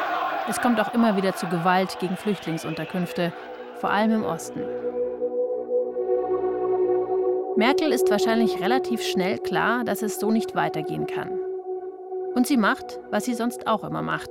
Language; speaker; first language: German; native; German